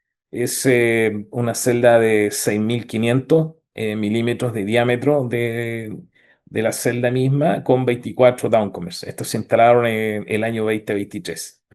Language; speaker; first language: Spanish; native; Spanish